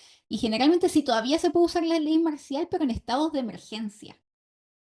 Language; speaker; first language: Spanish; native; Spanish